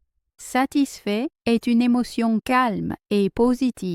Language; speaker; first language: French; native; French